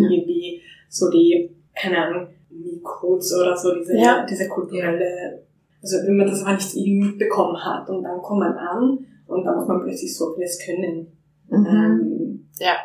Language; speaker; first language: German; non-native, fluent; Finnish